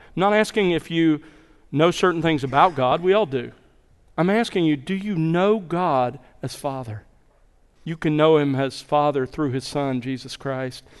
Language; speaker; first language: English; native; English